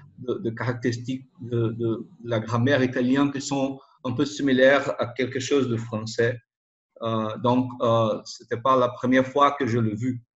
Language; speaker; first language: French; non-native, learner; Portuguese